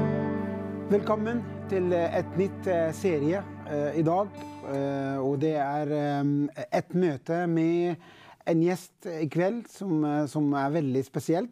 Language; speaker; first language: Norwegian; non-native, learner; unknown